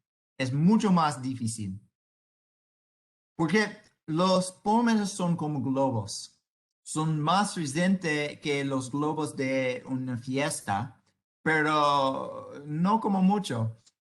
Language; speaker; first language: Spanish; non-native, learner; English